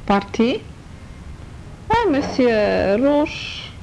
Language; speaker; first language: French; non-native, learner; Polish